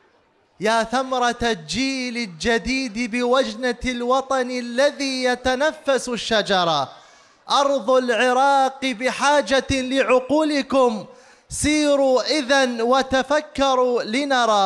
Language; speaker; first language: Arabic; native; Arabic